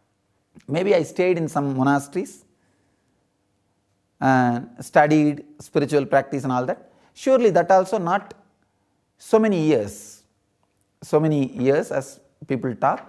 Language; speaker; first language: English; non-native, local second language; Tamil